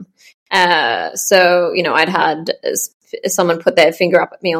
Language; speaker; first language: English; native; English